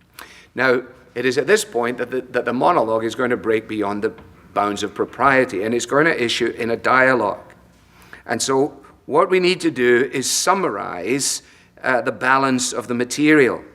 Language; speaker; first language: English; native; English